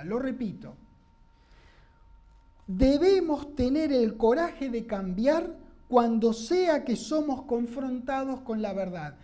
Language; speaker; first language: Spanish; native; Spanish